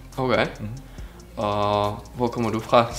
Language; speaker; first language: Danish; non-native, learner; Slovak